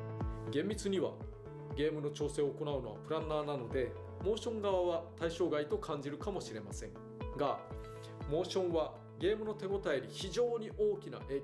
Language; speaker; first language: Japanese; native; Japanese